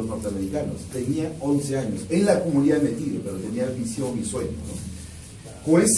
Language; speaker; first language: Spanish; non-native, local second language; Shipibo-Conibo